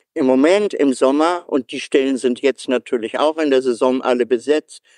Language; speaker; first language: German; native; German